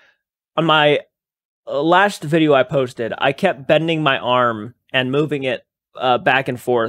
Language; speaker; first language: English; native; English